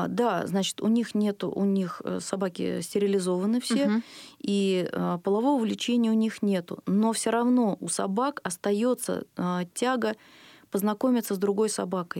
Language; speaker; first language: Russian; native; Russian